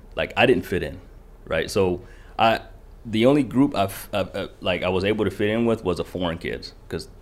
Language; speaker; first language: English; early bilingual, other home language; Kinyarwanda